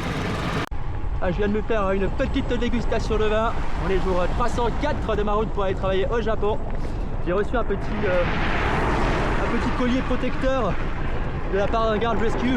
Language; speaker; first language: French; native; French